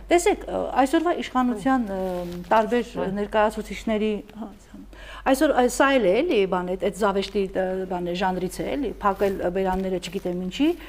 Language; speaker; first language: Armenian; native; Armenian